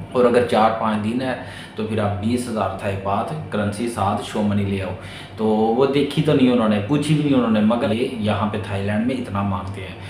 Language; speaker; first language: Urdu; non-native, local second language; Punjabi